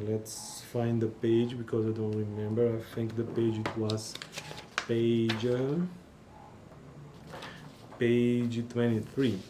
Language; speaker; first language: English; non-native, learner; Portuguese